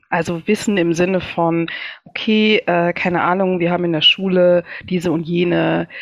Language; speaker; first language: German; early bilingual, other home language; Kinyarwanda